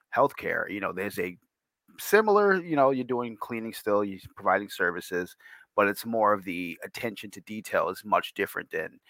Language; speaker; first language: English; native; English